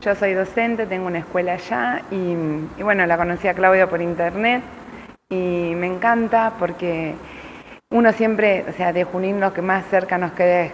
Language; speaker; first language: Spanish; native; Spanish